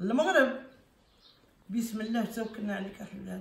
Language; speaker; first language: Arabic; native; Arabic